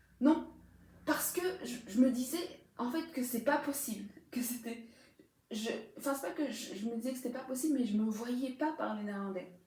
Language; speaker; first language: French; native; French